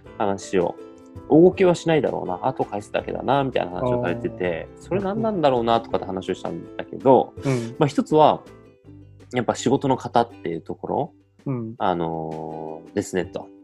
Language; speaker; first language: Japanese; native; Japanese